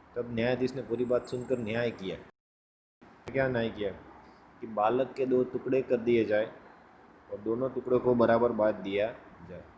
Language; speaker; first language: Hindi; non-native, local second language; Gujarati